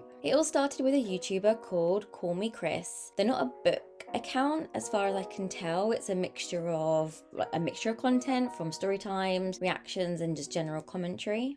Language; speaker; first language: English; native; English